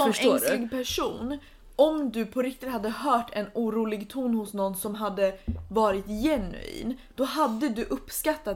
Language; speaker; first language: Swedish; native; Swedish